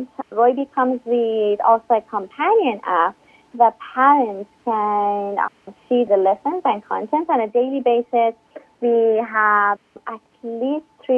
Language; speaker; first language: English; non-native, fluent; Persian